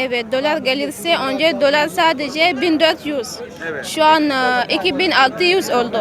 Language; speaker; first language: Turkish; non-native, learner; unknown